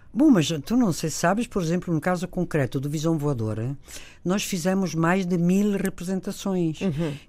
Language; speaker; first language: Portuguese; non-native, fluent; Italian